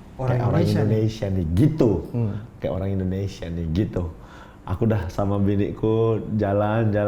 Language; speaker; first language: Indonesian; non-native, local second language; Min Nan Chinese